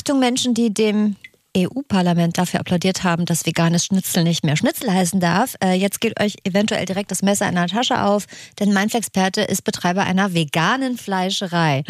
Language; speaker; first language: German; native; German